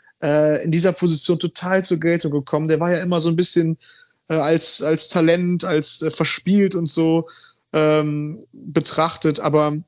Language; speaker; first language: German; native; German